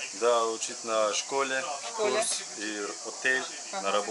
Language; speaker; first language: Russian; non-native, learner; Turkish